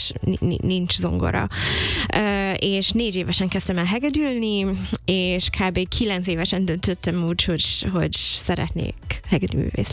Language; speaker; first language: Hungarian; non-native, fluent; English